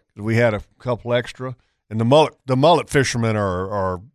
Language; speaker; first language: English; native; English